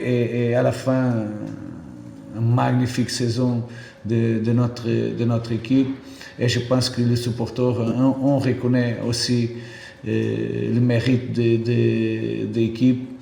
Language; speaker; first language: French; non-native, fluent; Portuguese